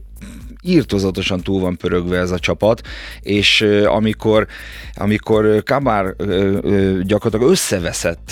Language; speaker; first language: Hungarian; native; Hungarian